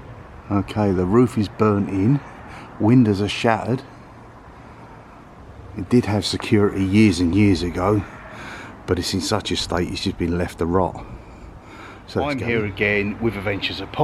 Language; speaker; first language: English; native; English